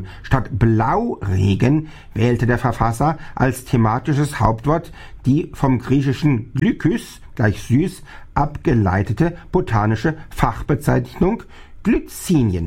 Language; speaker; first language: German; native; German